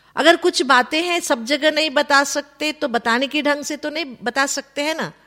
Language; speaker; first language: Hindi; non-native, local second language; Kannada